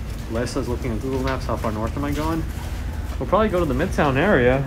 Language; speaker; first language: English; early bilingual, other home language; Russian